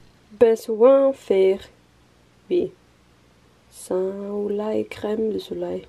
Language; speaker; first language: French; non-native, learner; Norwegian